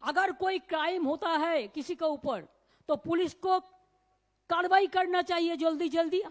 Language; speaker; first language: Hindi; non-native, local second language; Bangla